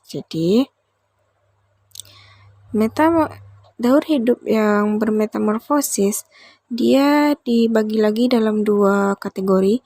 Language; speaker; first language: Indonesian; native; Indonesian